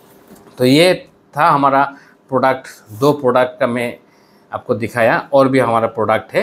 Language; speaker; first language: Hindi; non-native, fluent; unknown